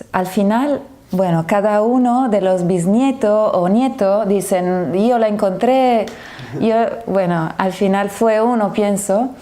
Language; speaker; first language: Spanish; non-native, fluent; Italian